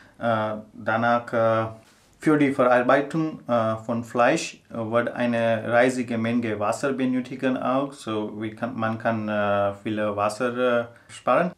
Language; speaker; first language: German; non-native, learner; Gujarati